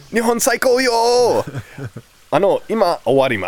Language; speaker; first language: Japanese; non-native, learner; English